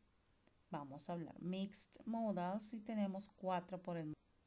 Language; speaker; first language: Spanish; native; Spanish